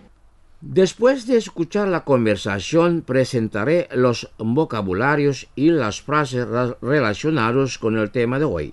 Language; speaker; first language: Spanish; non-native, fluent; Indonesian